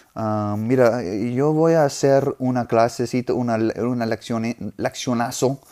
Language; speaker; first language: Spanish; non-native, fluent; English